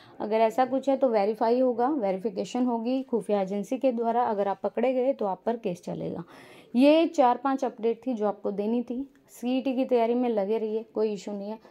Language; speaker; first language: Hindi; native; Hindi